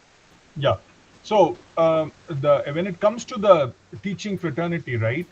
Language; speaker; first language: English; non-native, local second language; Tamil